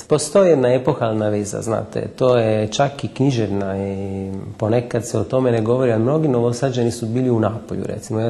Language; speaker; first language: Serbian; non-native, fluent; Italian